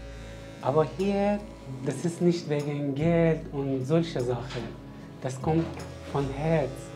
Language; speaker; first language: German; non-native, learner; Persian